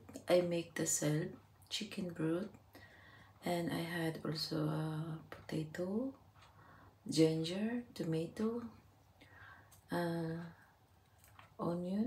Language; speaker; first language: English; non-native, learner; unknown